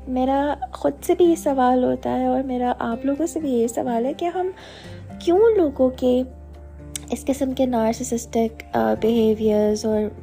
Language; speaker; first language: Hindi; native; Hindi